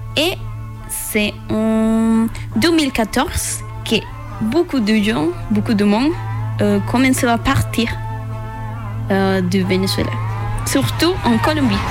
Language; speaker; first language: French; non-native, learner; Spanish